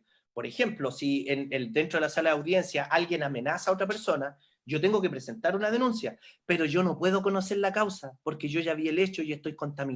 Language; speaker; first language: Spanish; native; Spanish